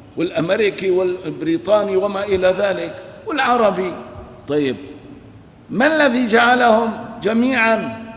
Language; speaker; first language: Arabic; non-native, local second language; Kurdish